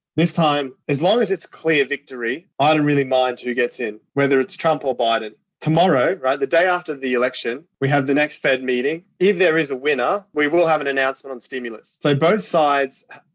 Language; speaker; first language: English; native; English